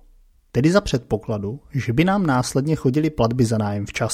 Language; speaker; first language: Czech; native; Czech